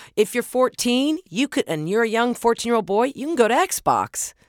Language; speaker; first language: English; native; English